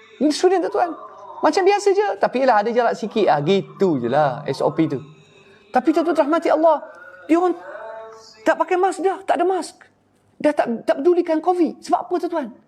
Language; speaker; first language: Malay; non-native, fluent; Arabic